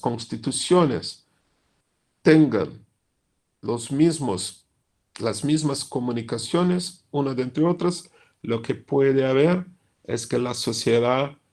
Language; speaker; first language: Spanish; non-native, fluent; Portuguese